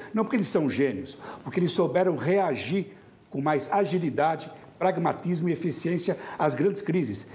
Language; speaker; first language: Portuguese; native; Portuguese